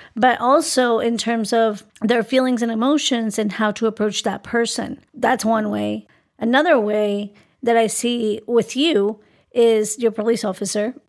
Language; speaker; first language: English; early bilingual, other home language; Spanish